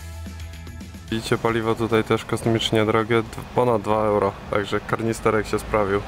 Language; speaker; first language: Polish; native; Polish